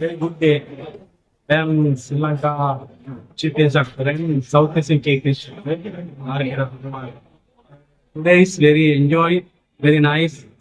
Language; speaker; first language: English; non-native, learner; Sinhala